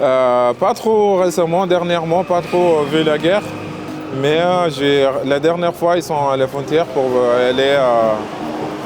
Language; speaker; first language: French; non-native, fluent; Arabic